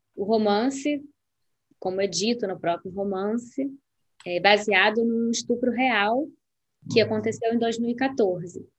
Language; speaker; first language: Portuguese; native; Portuguese